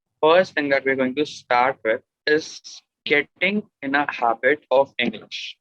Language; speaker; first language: English; non-native, local second language; Hindi